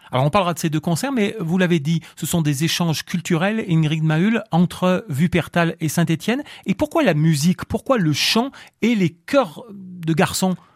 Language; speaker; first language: French; native; French